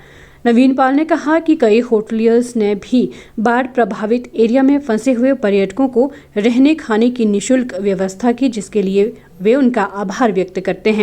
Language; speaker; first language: Hindi; native; Hindi